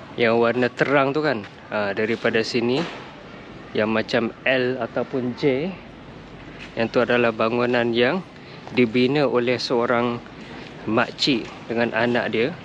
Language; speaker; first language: Malay; non-native, fluent; Western Cham